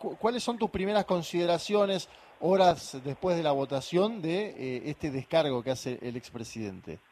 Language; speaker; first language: Spanish; native; Spanish